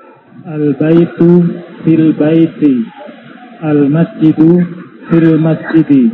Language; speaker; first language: Arabic; non-native, learner; Indonesian